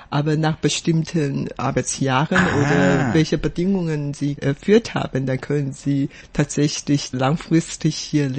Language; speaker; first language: German; non-native, fluent; Chinese